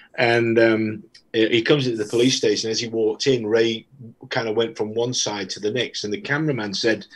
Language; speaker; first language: English; native; English